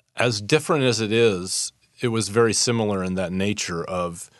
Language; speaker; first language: English; native; English